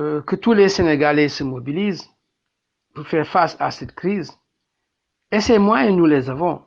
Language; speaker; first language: French; non-native, local second language; Wolof